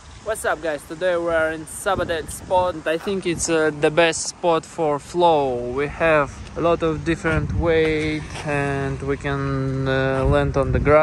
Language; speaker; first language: English; non-native, fluent; Russian